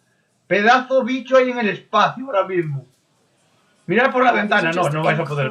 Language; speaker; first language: Spanish; native; Spanish